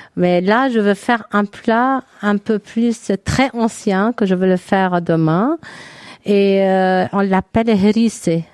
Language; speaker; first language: French; non-native, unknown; Arabic